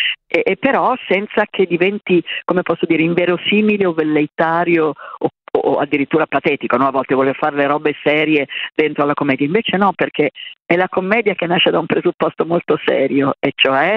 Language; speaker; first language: Italian; native; Italian